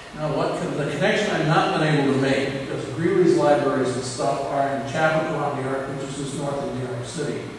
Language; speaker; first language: English; native; English